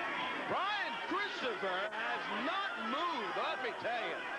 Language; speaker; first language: English; native; English